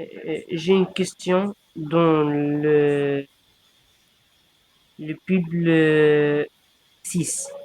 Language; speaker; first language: French; non-native, learner; Arabic